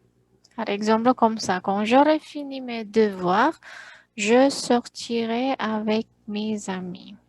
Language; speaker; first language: French; non-native, fluent; Indonesian